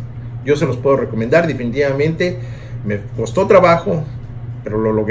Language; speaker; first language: Spanish; native; Spanish